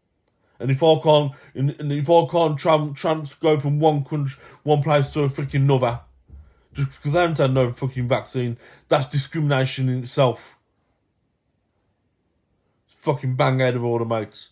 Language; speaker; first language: English; native; English